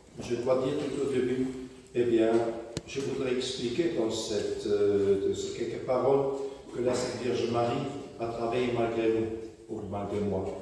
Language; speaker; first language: French; non-native, fluent; German